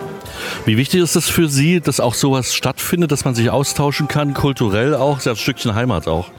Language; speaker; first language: German; native; German